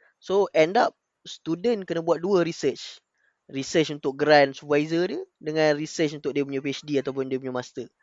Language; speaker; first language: Malay; native; Malay